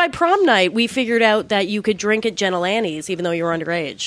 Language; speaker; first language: English; native; English